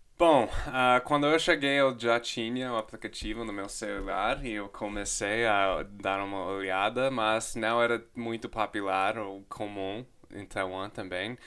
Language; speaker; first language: Portuguese; non-native, fluent; English